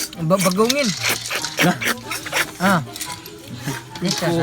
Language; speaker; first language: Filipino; non-native, local second language; Cebuano